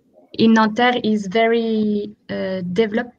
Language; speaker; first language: English; non-native, learner; French